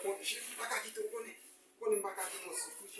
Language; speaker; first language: French; non-native, learner; Haitian Creole